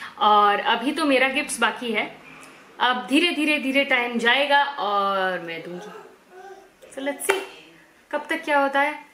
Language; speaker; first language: Hindi; non-native, local second language; Bangla